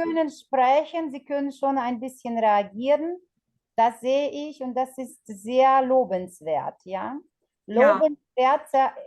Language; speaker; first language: German; non-native, fluent; Ukrainian